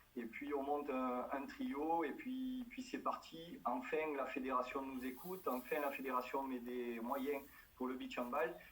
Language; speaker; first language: French; native; French